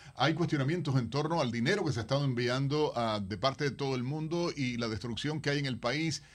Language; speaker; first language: Spanish; non-native, fluent; Ukrainian